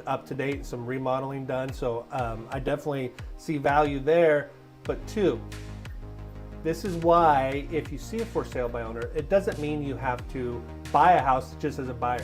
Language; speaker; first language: English; native; English